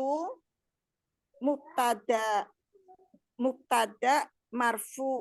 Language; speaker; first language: Arabic; non-native, learner; Indonesian